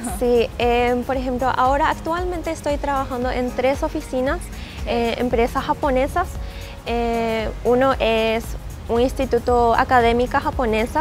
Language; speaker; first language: Spanish; non-native, fluent; Japanese